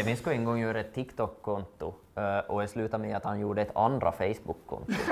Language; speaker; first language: Swedish; native; Swedish